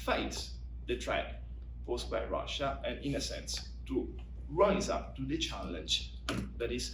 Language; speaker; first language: English; non-native, fluent; Italian